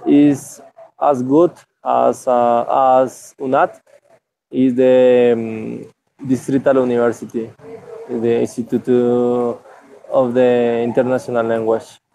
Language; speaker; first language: English; non-native, learner; Spanish